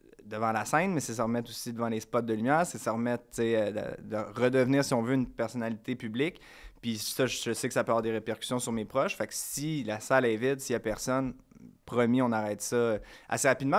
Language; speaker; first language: French; native; French